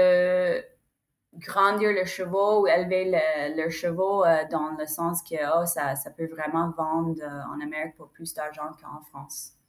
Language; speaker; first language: French; non-native, fluent; English